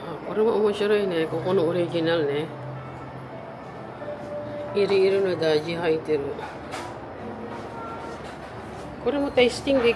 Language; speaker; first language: Japanese; non-native, learner; Filipino